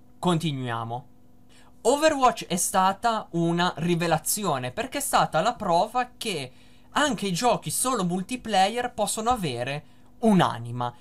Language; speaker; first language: Italian; native; Italian